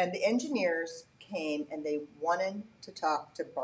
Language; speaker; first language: English; native; English